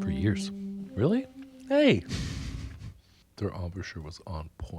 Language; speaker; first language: English; native; English